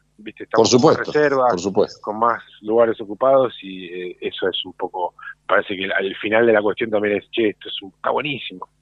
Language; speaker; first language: Spanish; native; Spanish